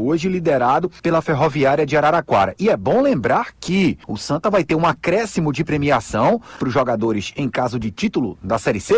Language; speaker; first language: Portuguese; native; Portuguese